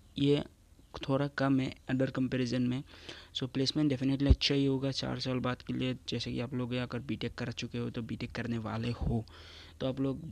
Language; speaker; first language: Hindi; non-native, local second language; Assamese